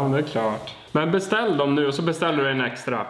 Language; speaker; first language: Swedish; native; Swedish